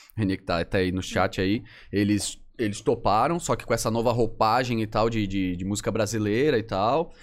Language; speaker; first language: Portuguese; native; Portuguese